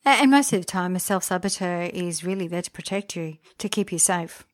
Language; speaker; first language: English; native; English